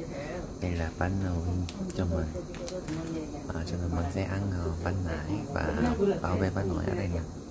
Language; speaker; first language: Vietnamese; non-native, learner; Korean